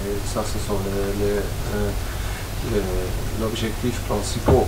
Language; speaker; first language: French; non-native, fluent; German